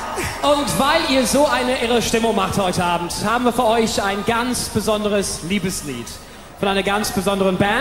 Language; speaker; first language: German; native; German